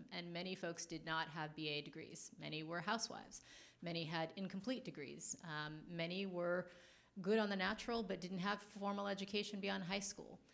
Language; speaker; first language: English; native; English